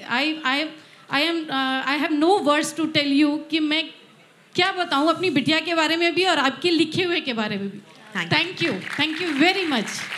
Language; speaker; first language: Hindi; native; Hindi